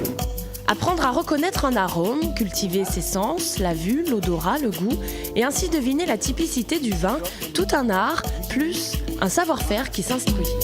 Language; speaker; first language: French; native; French